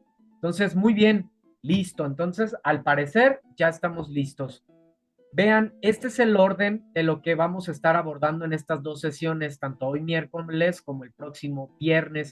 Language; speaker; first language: Spanish; native; Spanish